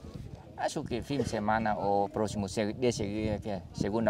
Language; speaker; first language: Portuguese; non-native, learner; Vietnamese